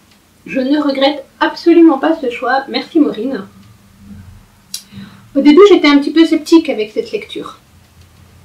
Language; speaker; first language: French; native; French